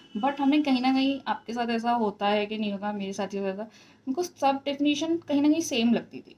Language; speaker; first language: Hindi; native; Hindi